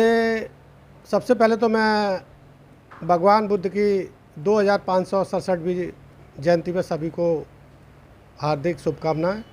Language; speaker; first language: Hindi; native; Hindi